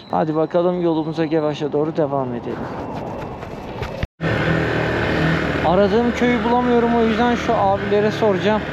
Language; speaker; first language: Turkish; native; Turkish